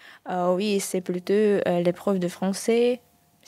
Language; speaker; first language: French; non-native, fluent; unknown